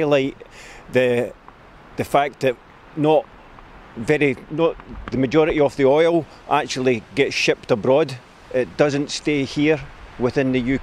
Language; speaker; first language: English; native; English